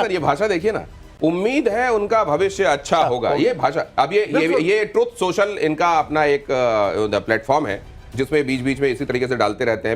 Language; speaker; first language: Hindi; native; Hindi